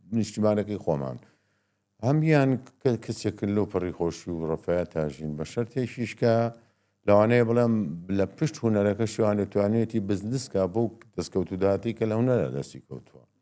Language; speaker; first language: Central Kurdish; native; Central Kurdish